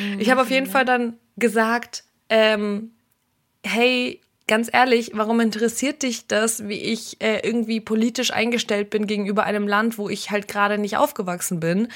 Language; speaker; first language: German; early bilingual, other home language; Russian